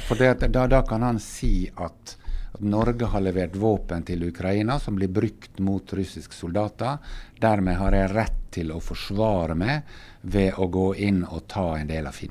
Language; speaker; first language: Norwegian; native; Norwegian